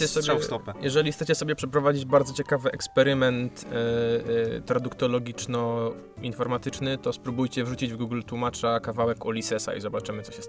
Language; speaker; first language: Polish; native; Polish